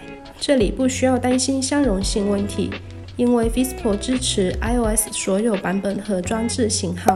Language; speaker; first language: Chinese; native; Chinese